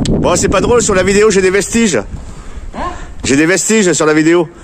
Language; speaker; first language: French; native; French